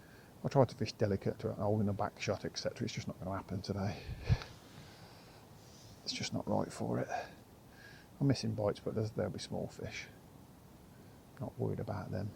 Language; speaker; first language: English; native; English